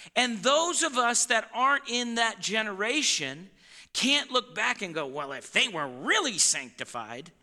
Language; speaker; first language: English; native; English